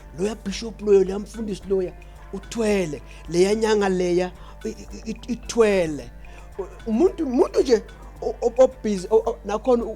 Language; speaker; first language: Zulu; native; Zulu